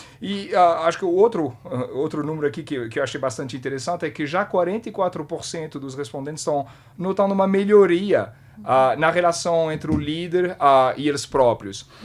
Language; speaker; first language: Portuguese; non-native, fluent; French